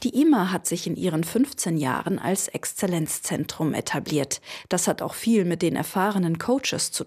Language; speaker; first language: German; native; German